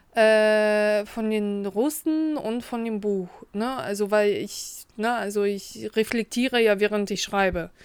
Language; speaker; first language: German; early bilingual, other home language; Russian